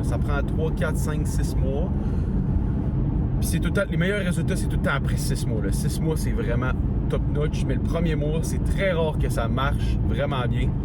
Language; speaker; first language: French; native; French